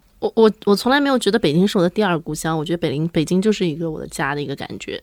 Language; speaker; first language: Chinese; native; Chinese